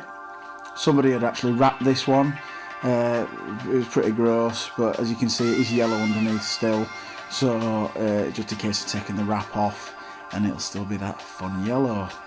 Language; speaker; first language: English; native; English